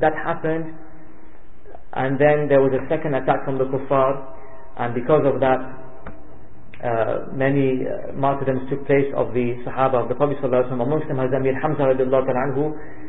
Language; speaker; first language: English; early bilingual, other home language; Urdu